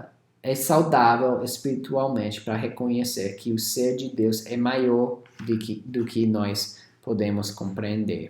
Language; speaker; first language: Portuguese; non-native, fluent; English